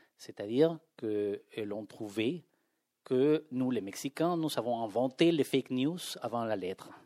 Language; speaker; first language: French; non-native, fluent; Spanish